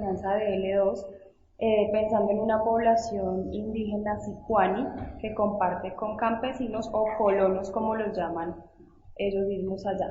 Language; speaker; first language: Spanish; native; Spanish